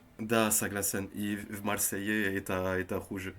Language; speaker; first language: Russian; non-native, learner; French